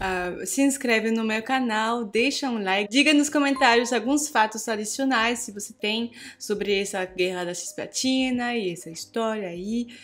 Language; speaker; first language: Portuguese; non-native, fluent; French